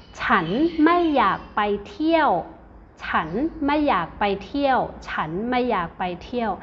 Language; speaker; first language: Thai; non-native, fluent; Burmese